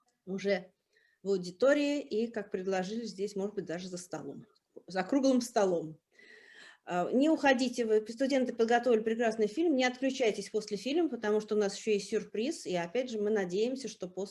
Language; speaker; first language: Russian; native; Russian